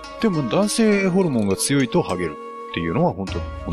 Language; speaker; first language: Japanese; native; Japanese